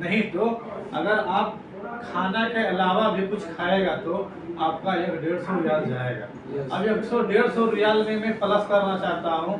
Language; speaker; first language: Hindi; non-native, learner; Nepali